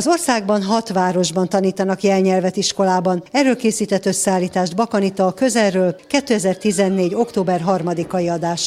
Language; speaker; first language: Hungarian; native; Hungarian